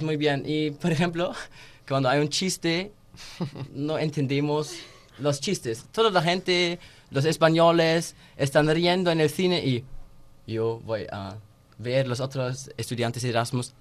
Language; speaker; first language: Spanish; non-native, learner; German